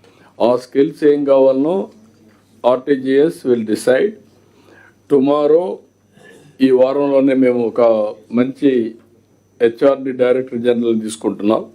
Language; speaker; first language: Telugu; native; Telugu